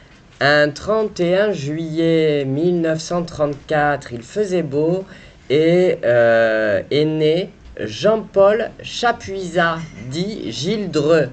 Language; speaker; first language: French; native; French